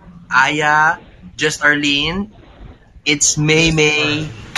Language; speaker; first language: English; non-native, local second language; Filipino